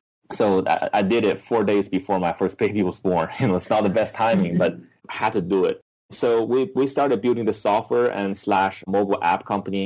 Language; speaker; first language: English; non-native, fluent; Chinese